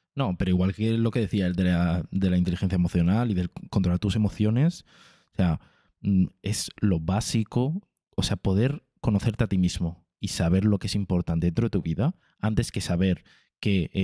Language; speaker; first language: Spanish; native; Spanish